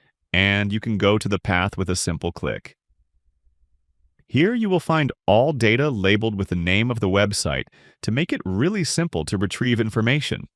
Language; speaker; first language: English; non-native, fluent; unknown